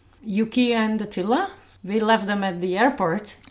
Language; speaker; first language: English; non-native, fluent; Hungarian